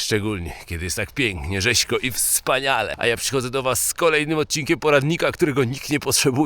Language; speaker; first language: Polish; native; Polish